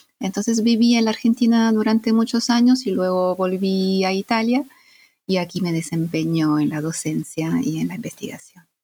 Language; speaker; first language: Spanish; non-native, fluent; Italian